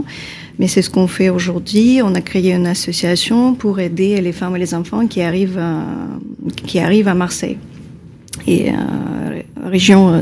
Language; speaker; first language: French; non-native, fluent; Russian